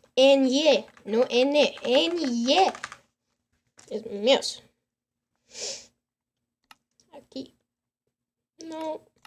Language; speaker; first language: Spanish; non-native, learner; English